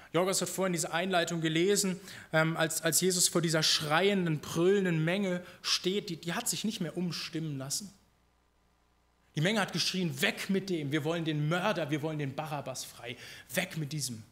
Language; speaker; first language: German; native; German